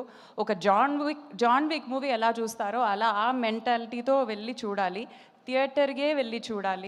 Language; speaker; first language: Telugu; non-native, fluent; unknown